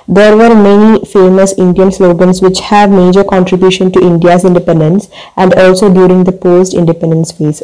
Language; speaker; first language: English; non-native, local second language; Malayalam